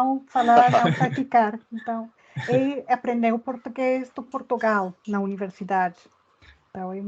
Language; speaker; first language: Portuguese; non-native, learner; English